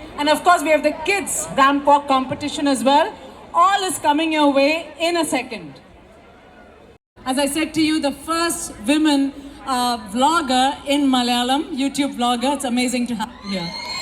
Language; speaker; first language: English; non-native, local second language; Malayalam